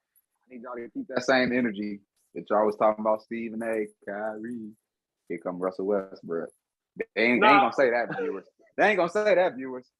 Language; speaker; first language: English; native; English